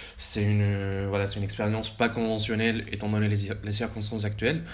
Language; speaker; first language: French; early bilingual, heritage; Spanish